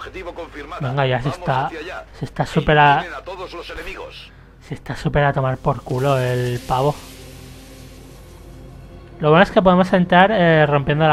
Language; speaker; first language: Spanish; native; Spanish